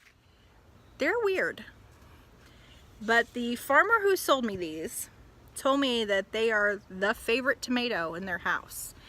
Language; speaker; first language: English; native; English